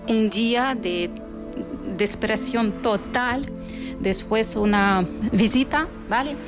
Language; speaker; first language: Spanish; non-native, fluent; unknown